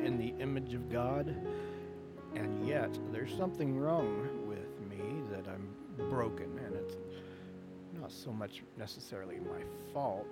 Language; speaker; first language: English; native; English